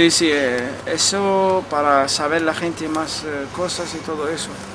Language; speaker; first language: Spanish; non-native, fluent; Arabic